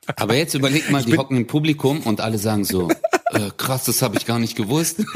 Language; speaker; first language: German; early bilingual, other home language; Turkish